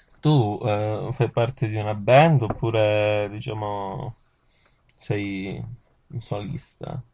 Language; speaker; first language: Italian; native; Italian